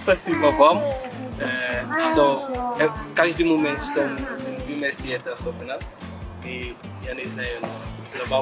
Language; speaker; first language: Russian; non-native, learner; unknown